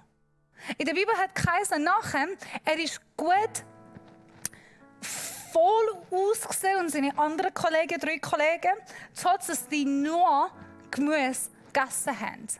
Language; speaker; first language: German; non-native, learner; Persian